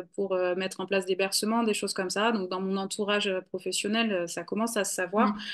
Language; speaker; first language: French; native; French